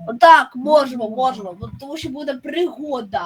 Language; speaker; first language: Ukrainian; non-native, local second language; Russian